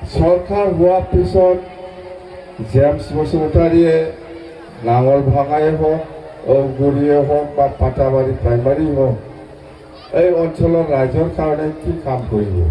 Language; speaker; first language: Assamese; non-native, local second language; Bodo